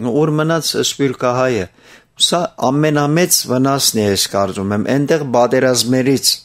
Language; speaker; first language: Armenian; early bilingual, heritage; Armenian